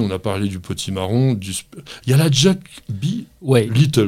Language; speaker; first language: French; native; French